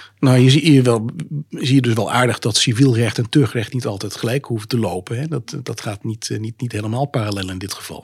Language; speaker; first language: Dutch; native; Dutch